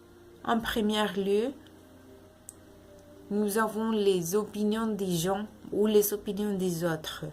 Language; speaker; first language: French; non-native, learner; Spanish